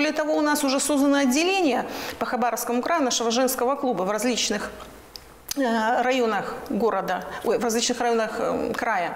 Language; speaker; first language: Russian; native; Russian